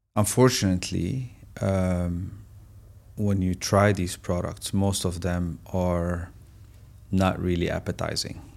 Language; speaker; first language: English; non-native, fluent; Arabic